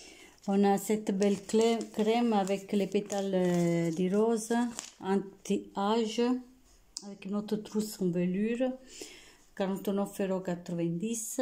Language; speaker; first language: French; non-native, fluent; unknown